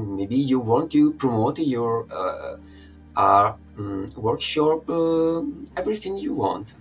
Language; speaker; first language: English; non-native, fluent; Italian